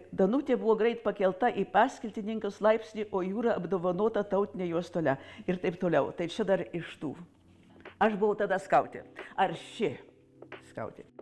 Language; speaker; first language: Lithuanian; early bilingual, heritage; Lithuanian